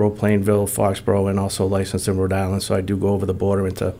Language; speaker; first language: English; native; English